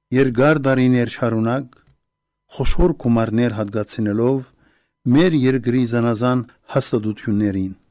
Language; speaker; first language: Armenian; early bilingual, heritage; Armenian